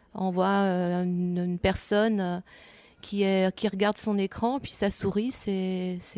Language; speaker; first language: French; native; French